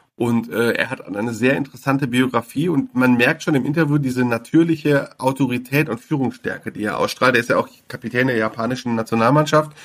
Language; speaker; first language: German; native; German